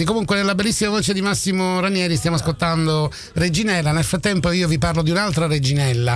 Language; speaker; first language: Italian; native; Italian